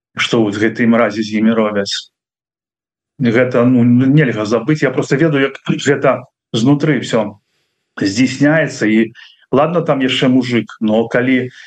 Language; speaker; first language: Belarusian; non-native, local second language; Russian